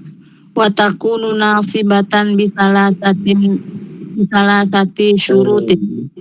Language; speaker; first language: Arabic; non-native, learner; Indonesian